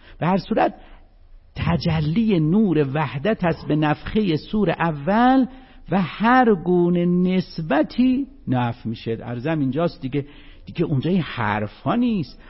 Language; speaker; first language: Persian; non-native, local second language; Azerbaijani